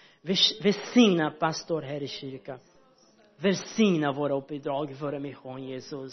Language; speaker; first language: Swedish; non-native, learner; Portuguese